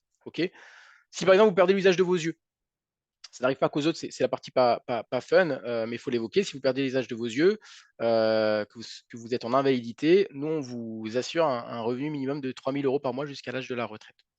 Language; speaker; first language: French; native; French